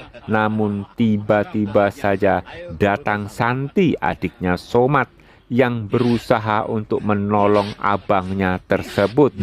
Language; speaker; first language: Indonesian; native; Indonesian